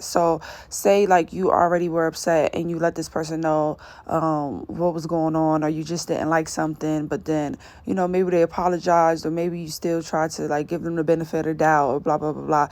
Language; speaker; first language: English; native; English